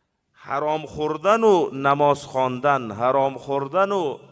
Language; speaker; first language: Persian; native; Persian